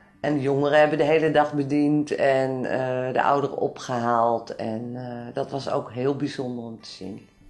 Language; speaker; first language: Dutch; native; Dutch